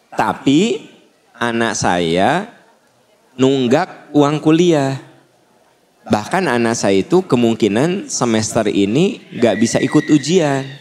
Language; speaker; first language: Indonesian; non-native, local second language; Sundanese